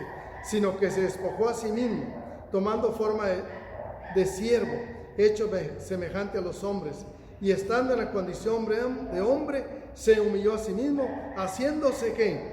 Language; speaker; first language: Spanish; native; Spanish